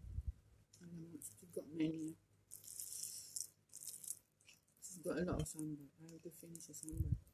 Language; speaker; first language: English; non-native, local second language; Malay